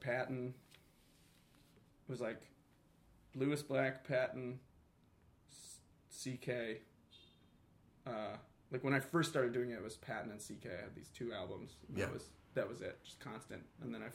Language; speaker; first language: English; native; English